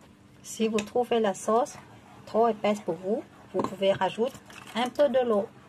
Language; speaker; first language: French; non-native, fluent; Vietnamese